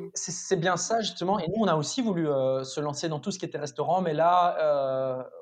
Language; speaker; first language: French; native; French